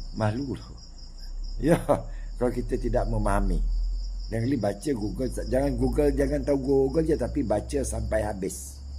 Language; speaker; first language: Malay; native; Malay